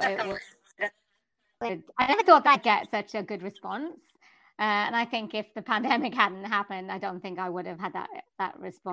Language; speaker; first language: English; native; English